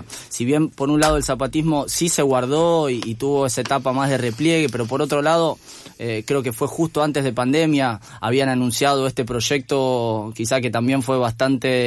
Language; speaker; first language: Spanish; native; Spanish